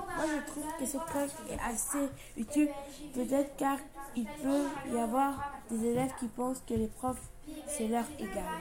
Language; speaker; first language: French; native; French